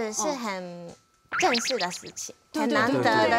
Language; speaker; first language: Chinese; non-native, fluent; Japanese